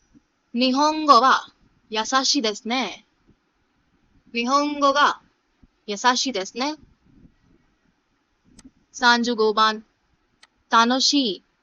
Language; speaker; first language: Japanese; non-native, fluent; Hindi